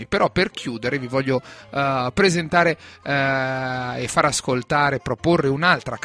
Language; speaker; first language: Italian; native; Italian